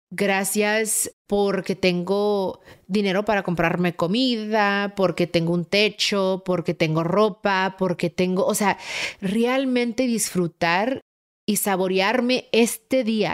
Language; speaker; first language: Spanish; early bilingual, heritage; Spanish